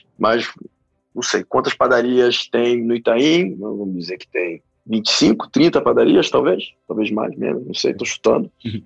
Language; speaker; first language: Portuguese; early bilingual, other home language; Spanish